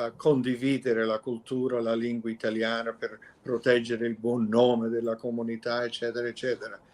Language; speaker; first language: Italian; early bilingual, other home language; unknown